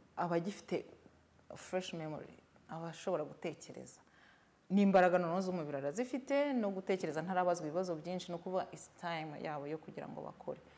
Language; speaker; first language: Kinyarwanda; native; Kinyarwanda